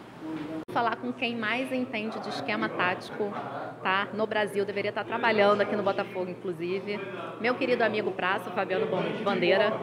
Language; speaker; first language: Portuguese; native; Portuguese